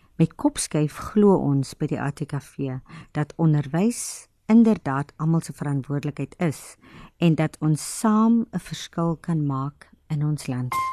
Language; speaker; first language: Afrikaans; native; Afrikaans